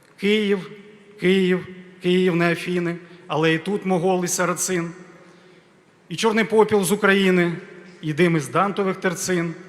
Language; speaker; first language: Ukrainian; native; Ukrainian